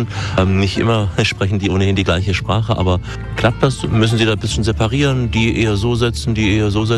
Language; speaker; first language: German; native; German